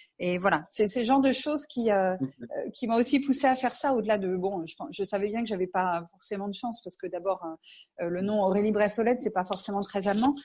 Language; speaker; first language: French; native; French